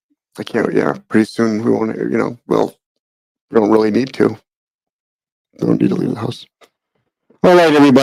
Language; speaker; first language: English; native; English